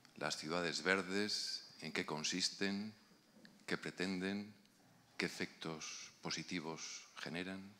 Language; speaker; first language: Spanish; native; Spanish